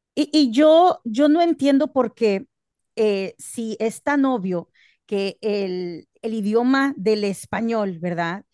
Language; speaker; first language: Spanish; early bilingual, heritage; Spanish